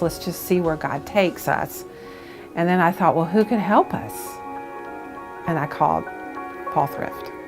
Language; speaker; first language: English; native; English